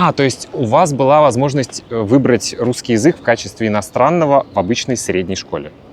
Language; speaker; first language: Russian; native; Russian